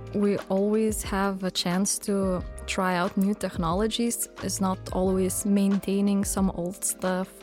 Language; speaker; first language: English; non-native, fluent; Lithuanian